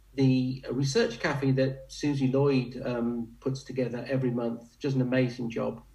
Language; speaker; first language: English; native; English